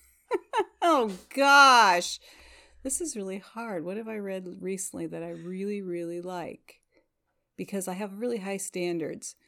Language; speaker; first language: English; native; English